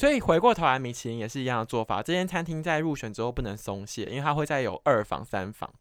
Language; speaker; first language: Chinese; native; Chinese